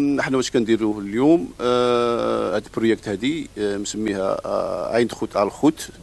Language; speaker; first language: Arabic; native; Arabic